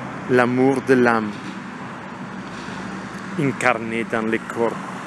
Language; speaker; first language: French; non-native, learner; Spanish